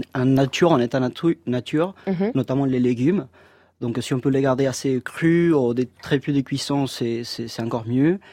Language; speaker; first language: French; non-native, fluent; Spanish